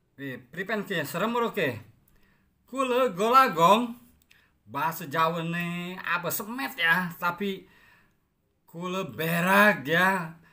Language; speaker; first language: Javanese; non-native, local second language; Sundanese